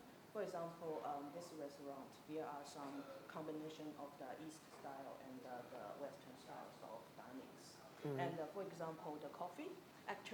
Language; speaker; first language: English; non-native, fluent; Chinese